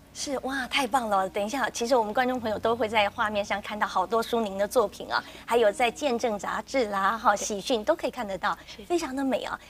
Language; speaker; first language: Chinese; native; Chinese